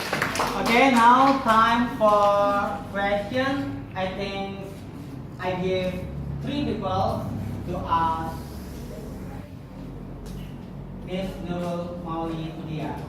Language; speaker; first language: English; non-native, learner; Indonesian